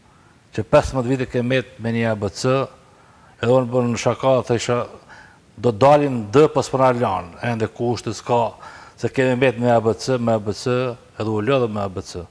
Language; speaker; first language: Albanian; native; Albanian